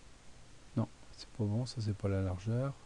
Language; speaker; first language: French; native; French